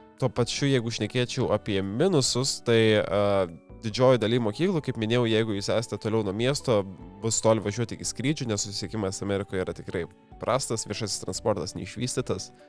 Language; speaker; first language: Lithuanian; native; Lithuanian